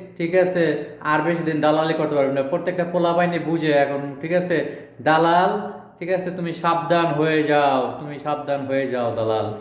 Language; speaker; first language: Bangla; native; Bangla